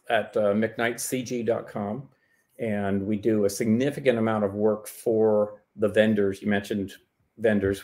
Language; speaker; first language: English; native; English